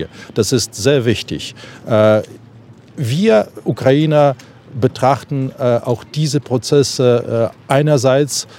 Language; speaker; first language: German; non-native, fluent; Ukrainian